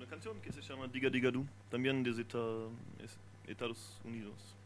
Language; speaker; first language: Spanish; non-native, fluent; French